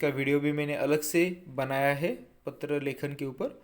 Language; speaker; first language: Hindi; non-native, local second language; Marathi